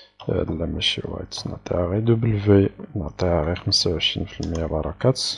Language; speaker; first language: Arabic; native; Arabic